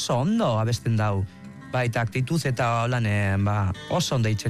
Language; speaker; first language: Basque; native; Basque